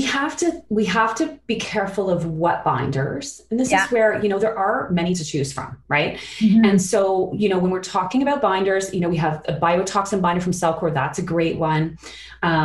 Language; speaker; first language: English; native; English